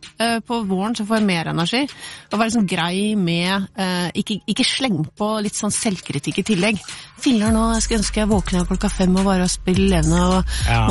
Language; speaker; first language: Norwegian; native; Norwegian